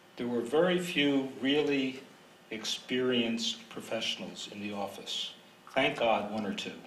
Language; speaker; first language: English; native; English